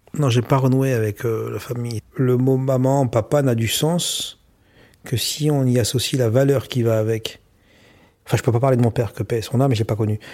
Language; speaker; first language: French; native; French